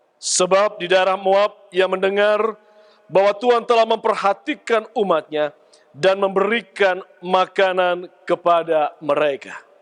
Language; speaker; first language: Indonesian; native; Indonesian